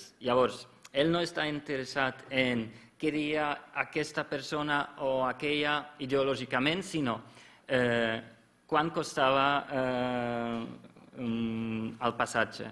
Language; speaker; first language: Catalan; non-native, fluent; German